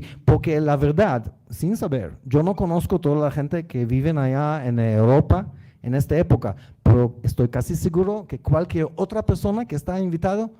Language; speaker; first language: Spanish; non-native, learner; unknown